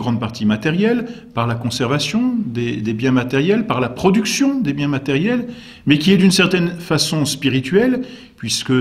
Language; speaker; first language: French; native; French